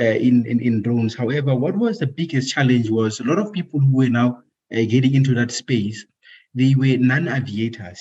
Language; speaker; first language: English; non-native, local second language; Southern Sotho